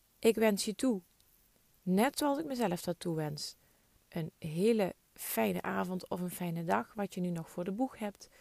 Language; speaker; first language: Dutch; native; Dutch